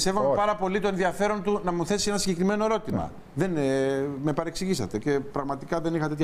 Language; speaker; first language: Greek; native; Greek